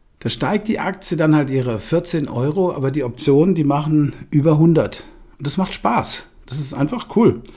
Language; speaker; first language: German; native; German